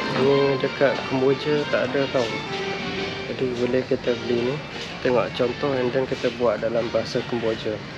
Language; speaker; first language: Malay; non-native, fluent; Western Cham